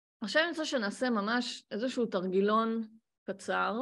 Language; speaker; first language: Hebrew; native; Hebrew